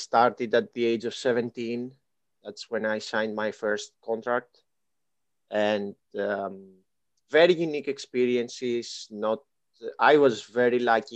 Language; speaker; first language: English; non-native, fluent; Greek